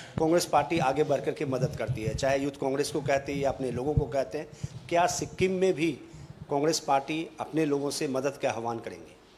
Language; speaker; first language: Hindi; non-native, local second language; Assamese